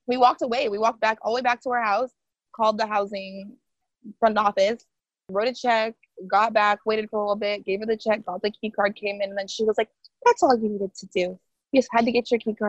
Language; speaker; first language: English; early bilingual, other home language; Haitian Creole